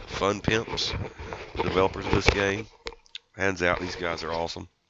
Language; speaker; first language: English; native; English